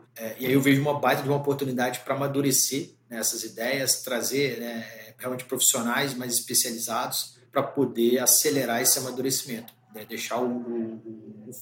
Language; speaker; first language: Portuguese; native; Portuguese